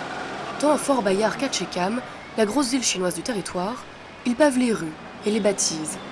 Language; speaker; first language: French; native; French